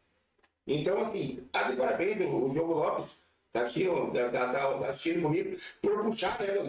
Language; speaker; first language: Portuguese; native; Portuguese